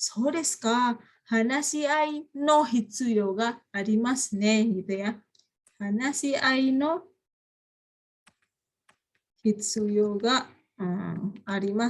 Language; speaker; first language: Japanese; non-native, fluent; Indonesian